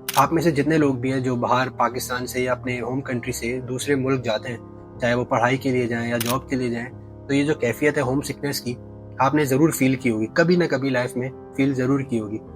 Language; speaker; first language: Urdu; native; Urdu